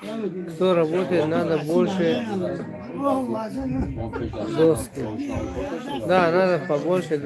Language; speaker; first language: Russian; non-native, local second language; Tajik